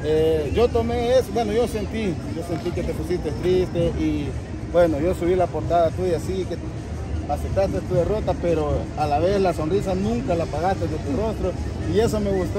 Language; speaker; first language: Spanish; native; Spanish